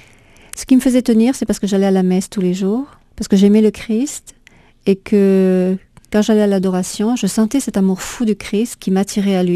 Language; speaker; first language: French; native; French